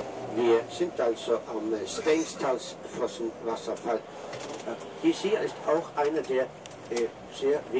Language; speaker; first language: German; non-native, fluent; Norwegian